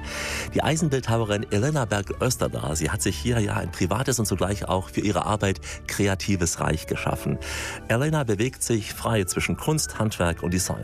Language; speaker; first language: German; native; German